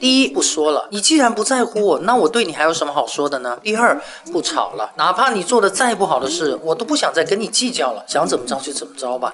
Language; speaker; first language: Chinese; native; Chinese